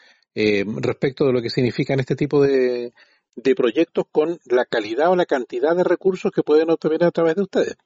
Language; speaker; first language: Spanish; native; Spanish